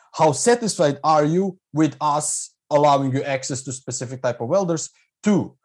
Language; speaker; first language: English; non-native, fluent; Croatian